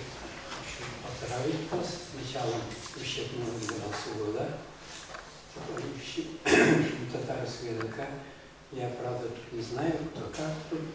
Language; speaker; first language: Russian; non-native, local second language; Tatar